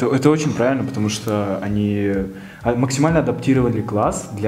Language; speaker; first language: Russian; native; Russian